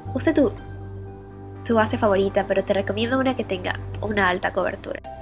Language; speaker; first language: Spanish; native; Spanish